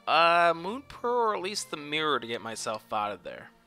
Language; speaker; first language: English; native; English